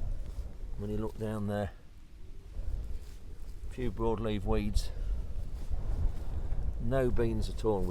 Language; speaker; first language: English; native; English